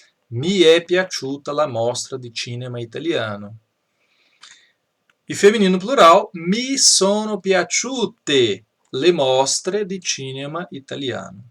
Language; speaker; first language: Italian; non-native, fluent; Portuguese